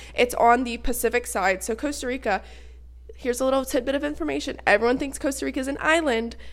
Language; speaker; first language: English; native; English